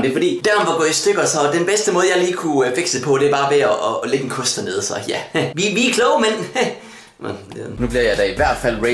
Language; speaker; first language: Danish; native; Danish